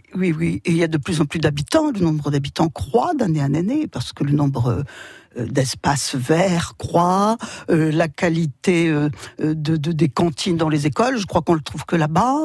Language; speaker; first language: French; native; French